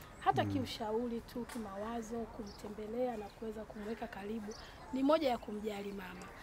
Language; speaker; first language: Swahili; native; Swahili